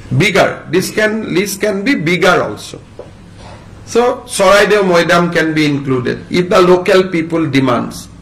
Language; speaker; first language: English; non-native, local second language; Assamese